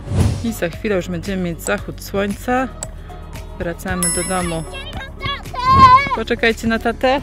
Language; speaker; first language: Polish; native; Polish